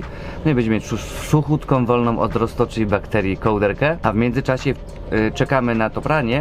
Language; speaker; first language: Polish; native; Polish